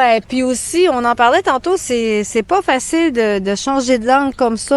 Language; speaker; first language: French; native; French